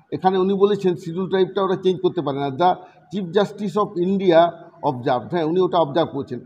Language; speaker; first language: Bangla; non-native, local second language; Santali